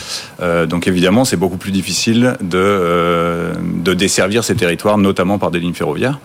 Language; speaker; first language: French; native; French